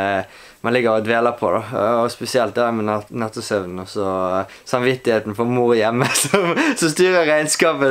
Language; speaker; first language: Norwegian; native; Norwegian